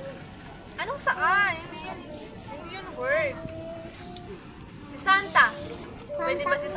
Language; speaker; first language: Filipino; native; Filipino